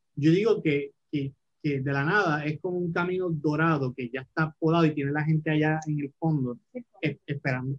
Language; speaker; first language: Spanish; native; Spanish